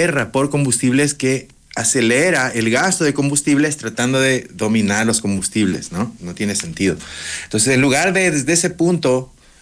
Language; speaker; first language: Spanish; native; Spanish